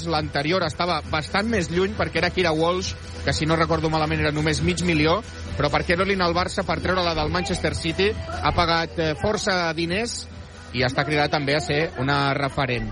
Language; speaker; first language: Catalan; native; Catalan